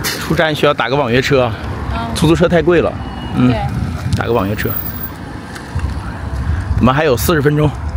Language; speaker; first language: Chinese; native; Chinese